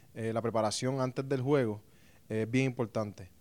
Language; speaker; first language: Spanish; native; Spanish